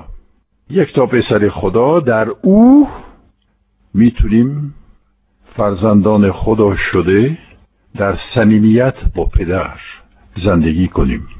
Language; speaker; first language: Persian; non-native, fluent; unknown